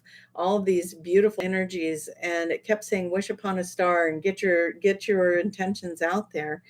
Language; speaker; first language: English; native; English